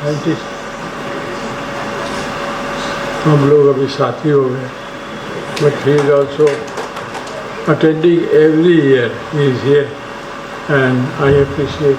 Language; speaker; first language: English; non-native, fluent; Hindi